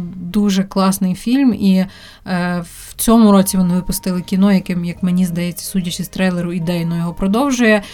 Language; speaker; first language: Ukrainian; non-native, local second language; Russian